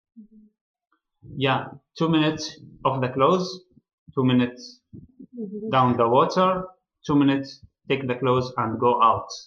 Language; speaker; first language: English; non-native, learner; Arabic